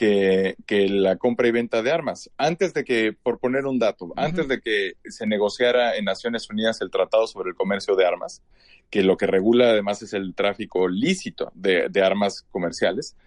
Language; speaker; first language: Spanish; native; Spanish